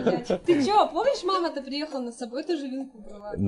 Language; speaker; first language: Russian; native; Russian